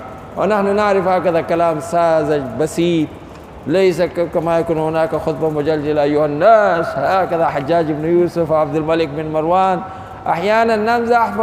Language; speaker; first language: Arabic; non-native, fluent; Urdu